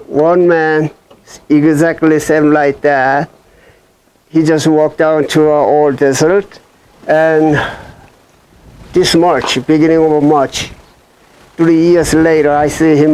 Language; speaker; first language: English; non-native, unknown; Korean